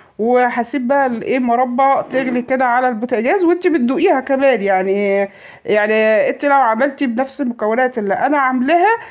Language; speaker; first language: Arabic; native; Arabic